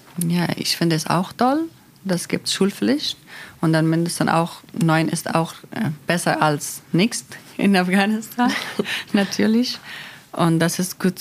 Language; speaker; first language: German; non-native, learner; Persian